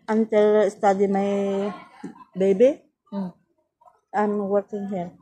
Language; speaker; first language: English; non-native, learner; Filipino